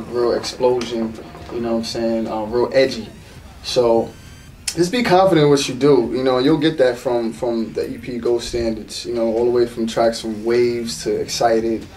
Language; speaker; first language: English; native; English